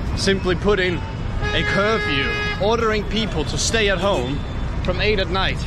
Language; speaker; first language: English; non-native, fluent; Danish